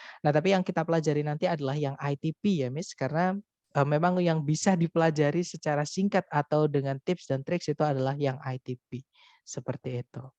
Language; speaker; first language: Indonesian; non-native, local second language; Javanese